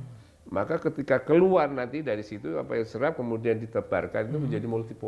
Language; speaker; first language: Indonesian; native; Indonesian